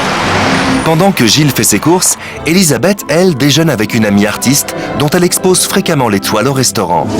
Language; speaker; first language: French; native; French